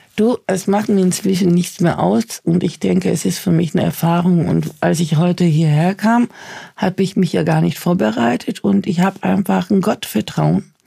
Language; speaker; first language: German; early bilingual, other home language; Turkish